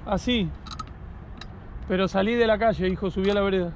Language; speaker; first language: Spanish; native; Spanish